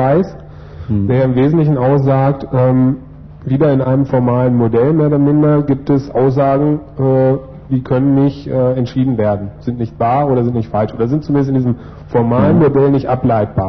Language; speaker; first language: German; native; German